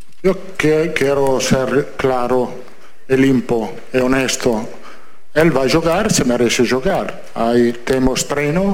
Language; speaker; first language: Portuguese; non-native, fluent; Italian